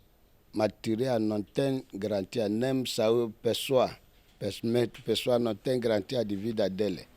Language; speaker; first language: Portuguese; non-native, learner; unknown